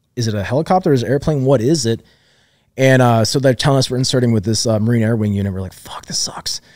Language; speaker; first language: English; native; English